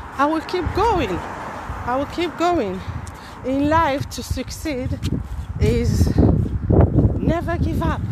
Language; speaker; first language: English; non-native, fluent; Haitian Creole